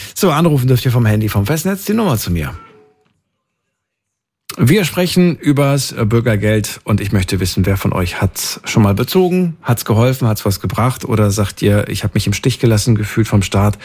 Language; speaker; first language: German; native; German